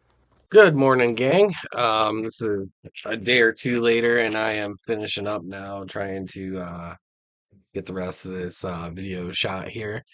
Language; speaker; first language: English; native; English